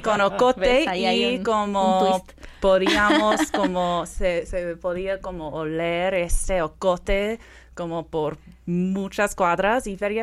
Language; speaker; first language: Spanish; non-native, fluent; English